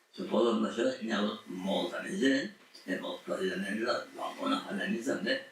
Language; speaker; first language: Catalan; non-native, local second language; Spanish